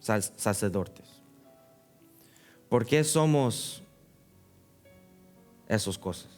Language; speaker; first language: Spanish; early bilingual, heritage; Spanish